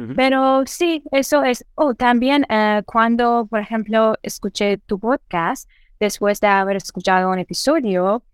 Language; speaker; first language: Spanish; non-native, fluent; Persian